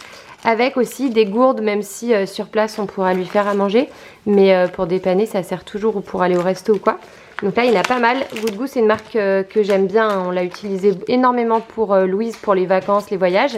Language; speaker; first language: French; native; French